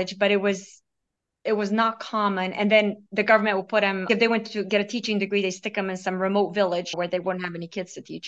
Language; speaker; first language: English; early bilingual, other home language; Romanian